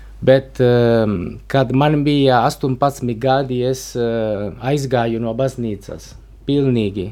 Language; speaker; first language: Latvian; non-native, learner; Italian